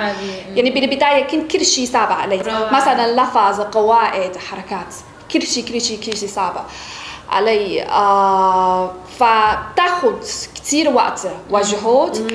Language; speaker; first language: Arabic; non-native, fluent; Chinese